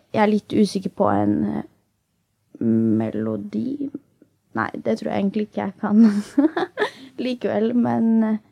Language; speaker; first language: Norwegian; native; Norwegian